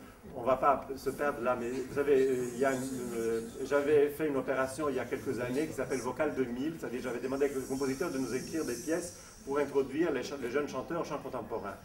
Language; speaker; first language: French; non-native, fluent; Italian